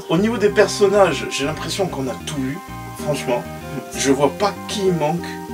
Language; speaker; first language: French; native; French